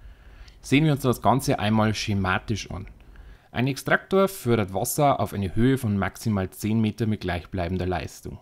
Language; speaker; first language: German; native; German